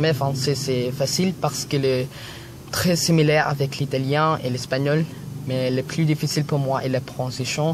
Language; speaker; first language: French; non-native, learner; Filipino